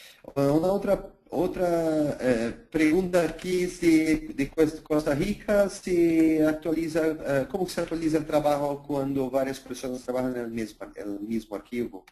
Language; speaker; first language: Spanish; non-native, fluent; Portuguese